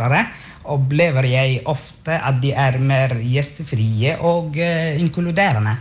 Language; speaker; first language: Norwegian; non-native, fluent; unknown